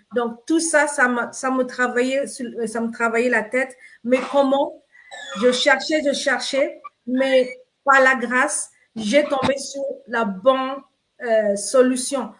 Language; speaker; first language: French; non-native, fluent; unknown